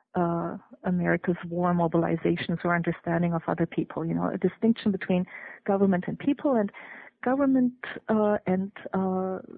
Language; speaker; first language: English; non-native, fluent; German